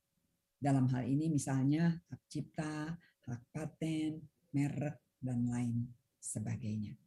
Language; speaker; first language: Indonesian; native; Indonesian